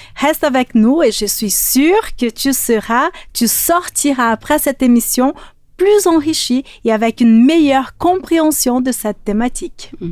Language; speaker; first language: French; native; French